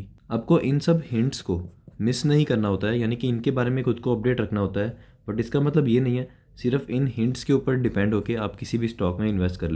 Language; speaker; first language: Hindi; native; Hindi